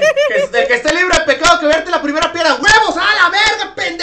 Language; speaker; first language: Spanish; native; Spanish